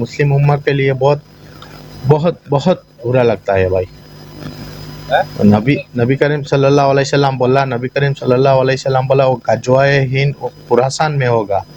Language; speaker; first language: Hindi; non-native, fluent; Bangla